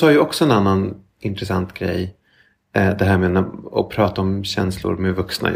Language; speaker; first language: Swedish; native; Swedish